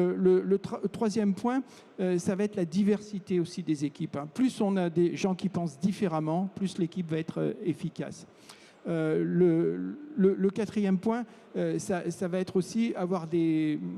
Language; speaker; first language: French; native; French